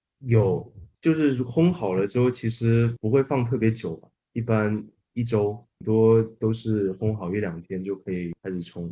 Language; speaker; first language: Chinese; non-native, fluent; Japanese